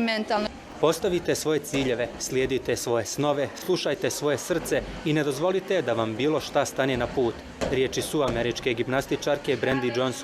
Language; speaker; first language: Bosnian; native; Bosnian